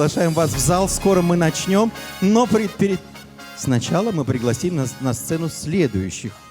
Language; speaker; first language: Russian; native; Russian